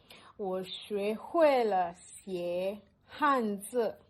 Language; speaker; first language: Chinese; non-native, learner; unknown